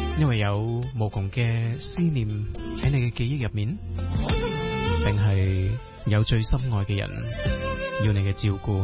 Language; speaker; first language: Chinese; non-native, local second language; Cantonese